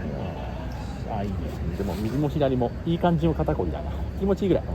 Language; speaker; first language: Japanese; native; Japanese